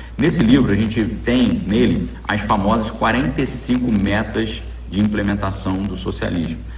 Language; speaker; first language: Portuguese; native; Portuguese